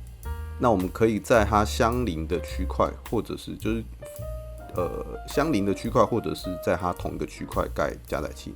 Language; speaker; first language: Chinese; native; Chinese